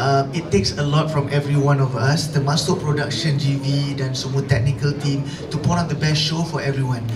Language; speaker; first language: English; non-native, local second language; Malay